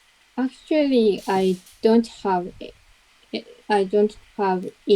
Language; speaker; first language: English; non-native, learner; Japanese